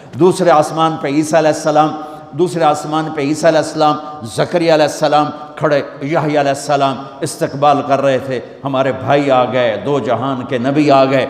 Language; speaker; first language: Urdu; non-native, local second language; Punjabi